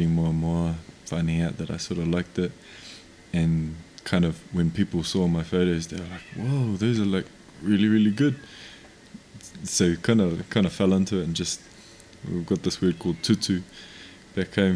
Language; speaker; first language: English; non-native, local second language; Māori